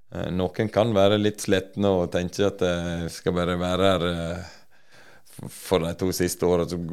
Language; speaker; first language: Norwegian; native; Norwegian